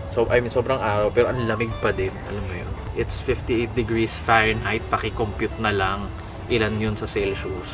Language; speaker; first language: Filipino; native; Filipino